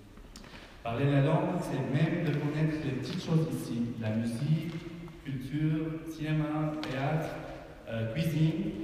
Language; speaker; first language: French; non-native, fluent; Arabic